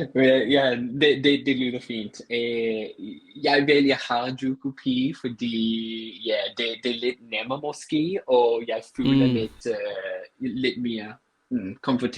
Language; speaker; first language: Danish; non-native, fluent; English